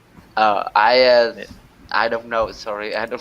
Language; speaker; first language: English; non-native, learner; Vietnamese